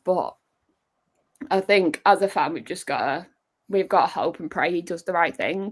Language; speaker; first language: English; native; English